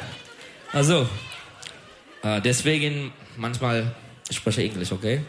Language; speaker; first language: German; non-native, learner; Turkish